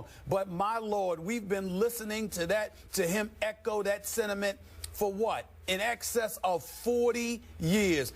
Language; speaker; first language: English; native; English